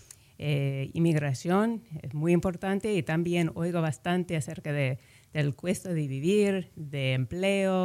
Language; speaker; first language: Spanish; non-native, fluent; English